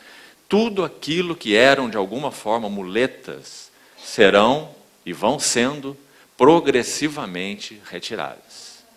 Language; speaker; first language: Portuguese; native; Portuguese